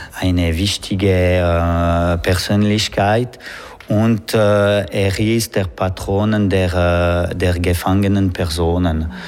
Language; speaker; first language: German; non-native, local second language; French